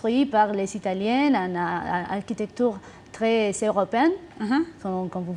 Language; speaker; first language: French; non-native, fluent; Spanish